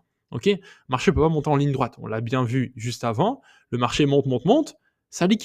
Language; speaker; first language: French; native; French